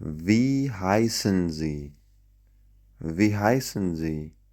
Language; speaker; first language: German; non-native, fluent; Central Kurdish